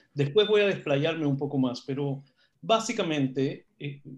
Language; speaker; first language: Spanish; non-native, fluent; Hebrew